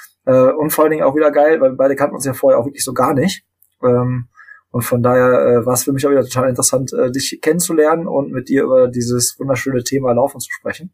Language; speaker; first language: German; native; German